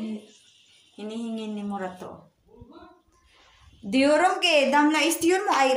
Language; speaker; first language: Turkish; non-native, learner; Filipino